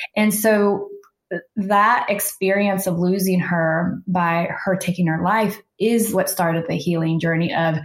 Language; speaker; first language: English; early bilingual, other home language; Spanish